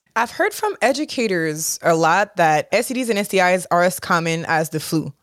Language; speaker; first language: English; native; English